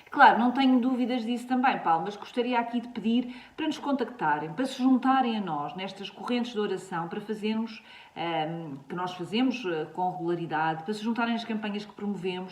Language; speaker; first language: Portuguese; native; Portuguese